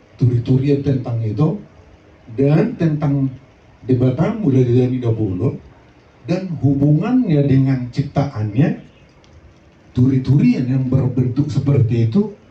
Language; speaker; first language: Indonesian; non-native, local second language; Batak Toba